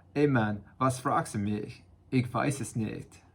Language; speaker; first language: German; non-native, learner; English